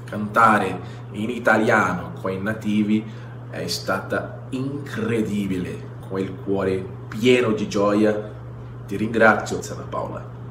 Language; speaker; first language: Italian; non-native, fluent; Portuguese